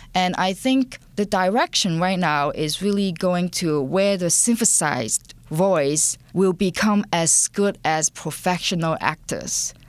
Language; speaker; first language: English; non-native, local second language; Cantonese